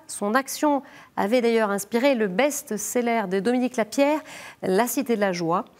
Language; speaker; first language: French; native; French